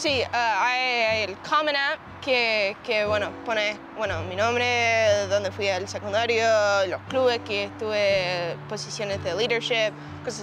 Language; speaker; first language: Spanish; early bilingual, heritage; Spanish